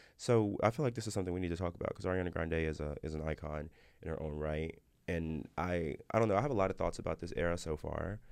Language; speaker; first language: English; native; English